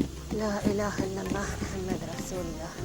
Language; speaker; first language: Arabic; native; Arabic